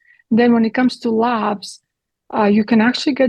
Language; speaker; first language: English; non-native, fluent; Croatian